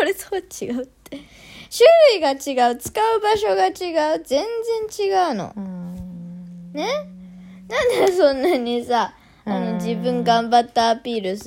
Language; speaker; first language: Japanese; early bilingual, heritage; Japanese